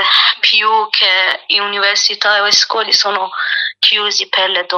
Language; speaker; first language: Italian; non-native, learner; Persian